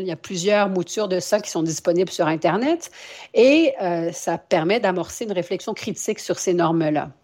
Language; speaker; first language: French; native; French